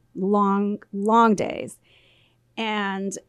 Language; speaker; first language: English; early bilingual, other home language; Spanish